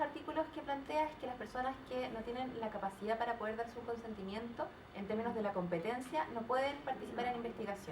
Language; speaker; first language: Spanish; native; Spanish